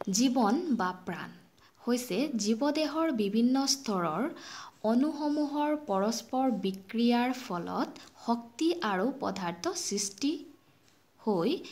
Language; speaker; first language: Assamese; non-native, local second language; Bangla